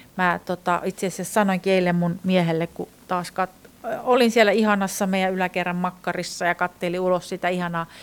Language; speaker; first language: Finnish; non-native, fluent; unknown